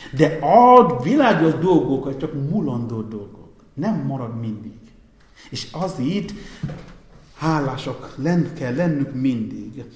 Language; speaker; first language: Hungarian; non-native, fluent; Igbo